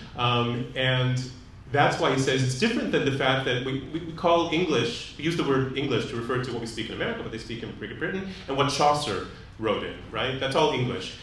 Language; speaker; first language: English; native; English